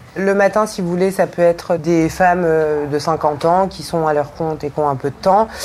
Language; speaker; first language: French; native; French